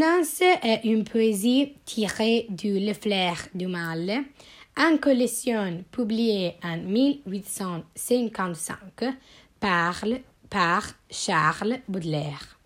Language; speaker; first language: French; non-native, learner; Italian